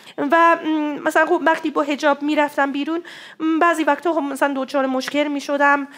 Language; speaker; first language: Persian; non-native, fluent; Japanese